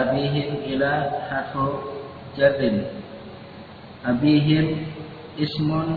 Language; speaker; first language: Arabic; non-native, learner; Indonesian